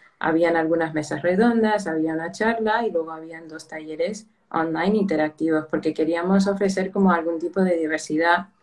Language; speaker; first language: Spanish; early bilingual, heritage; Spanish